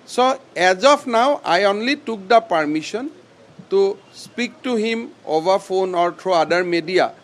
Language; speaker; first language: English; non-native, local second language; Assamese